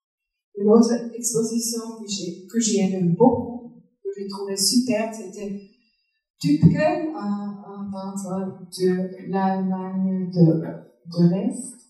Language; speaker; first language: French; non-native, fluent; German